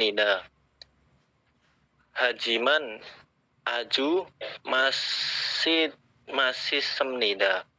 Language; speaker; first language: Korean; non-native, learner; Indonesian